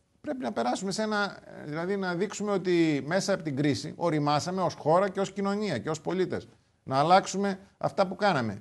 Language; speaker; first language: Greek; native; Greek